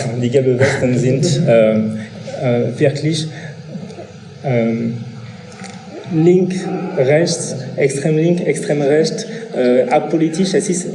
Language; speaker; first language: German; non-native, learner; French